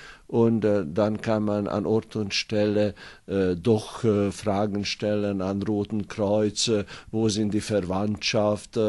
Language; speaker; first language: German; non-native, fluent; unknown